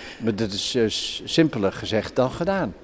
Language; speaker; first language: Dutch; native; Dutch